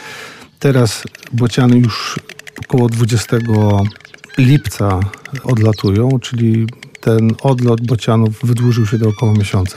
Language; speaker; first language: Polish; native; Polish